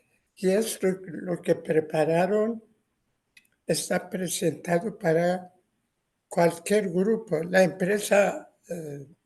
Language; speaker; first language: Spanish; non-native, fluent; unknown